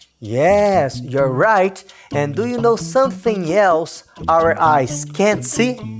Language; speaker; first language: English; non-native, fluent; Portuguese